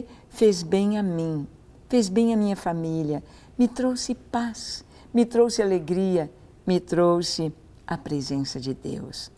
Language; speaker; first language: Portuguese; native; Portuguese